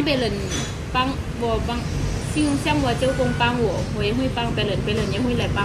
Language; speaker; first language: Chinese; non-native, fluent; Lao